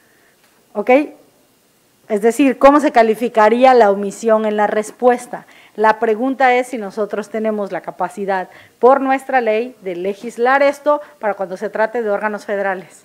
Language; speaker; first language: Spanish; native; Spanish